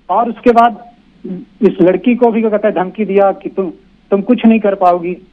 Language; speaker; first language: Hindi; native; Hindi